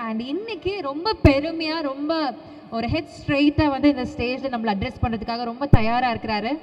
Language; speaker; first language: Tamil; native; Tamil